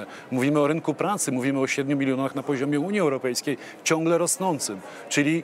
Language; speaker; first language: Polish; native; Polish